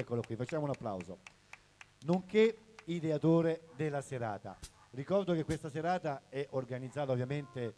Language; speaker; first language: Italian; native; Italian